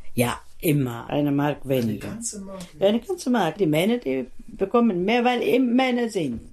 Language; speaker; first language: German; non-native, fluent; Greek